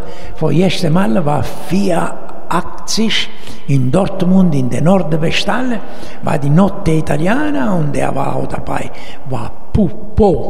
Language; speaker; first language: German; non-native, learner; Italian